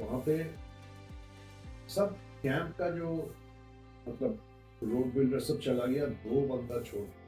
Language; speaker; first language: Hindi; non-native, local second language; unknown